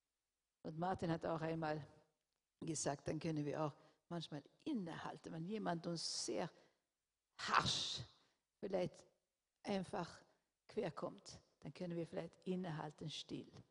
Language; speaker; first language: German; non-native, fluent; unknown